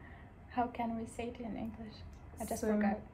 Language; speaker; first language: English; non-native, fluent; Arabic